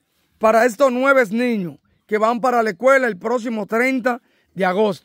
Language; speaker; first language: Spanish; native; Spanish